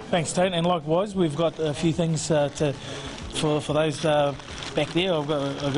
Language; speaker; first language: English; native; English